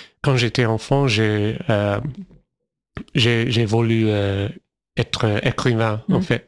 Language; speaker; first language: French; non-native, fluent; English